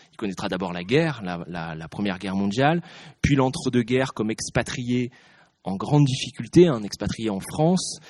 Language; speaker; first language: French; native; French